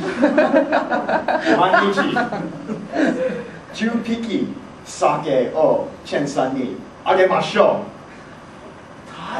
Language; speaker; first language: Japanese; non-native, learner; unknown